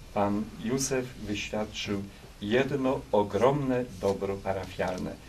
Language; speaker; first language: Polish; native; Polish